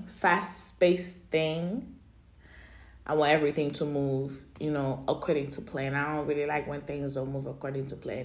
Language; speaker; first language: English; early bilingual, other home language; Haitian Creole